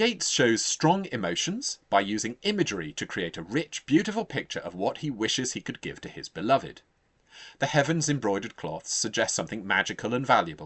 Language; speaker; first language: English; native; English